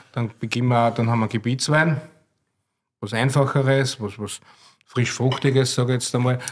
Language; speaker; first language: German; native; German